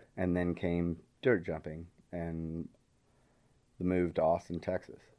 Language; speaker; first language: English; native; English